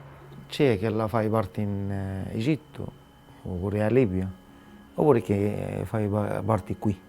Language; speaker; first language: Italian; non-native, learner; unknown